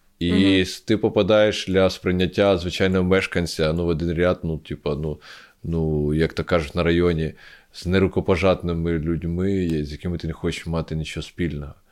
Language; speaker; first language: Ukrainian; non-native, local second language; Russian